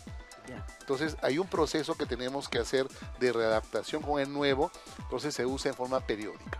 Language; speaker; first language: Spanish; native; Spanish